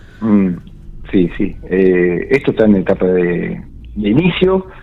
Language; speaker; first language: Spanish; native; Spanish